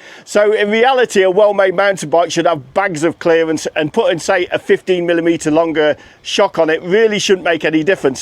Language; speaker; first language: English; native; English